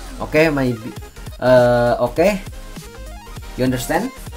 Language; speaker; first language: English; non-native, learner; Indonesian